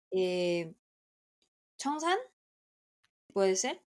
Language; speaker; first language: Spanish; non-native, fluent; Korean